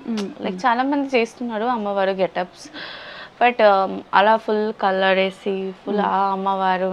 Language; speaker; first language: Telugu; non-native, learner; Bangla